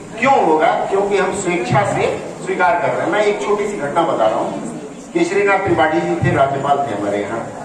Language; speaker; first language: Hindi; native; Hindi